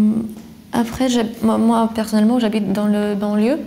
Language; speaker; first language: French; non-native, fluent; Lithuanian